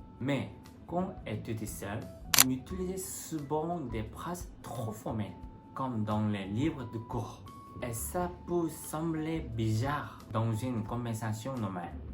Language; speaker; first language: French; non-native, fluent; Korean